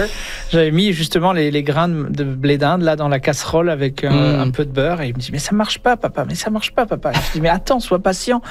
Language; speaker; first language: French; native; French